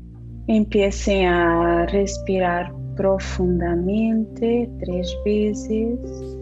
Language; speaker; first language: Spanish; non-native, fluent; Portuguese